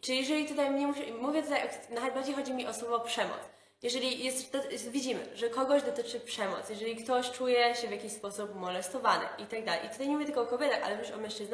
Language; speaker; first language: Polish; native; Polish